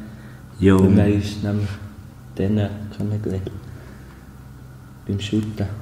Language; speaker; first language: German; early bilingual, other home language; Albanian